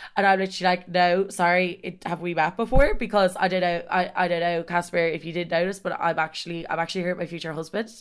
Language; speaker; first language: English; native; English